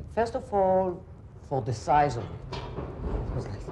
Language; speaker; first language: English; non-native, fluent; Hebrew